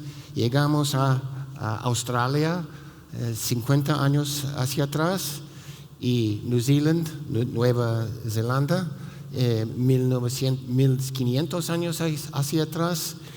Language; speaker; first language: Spanish; non-native, fluent; English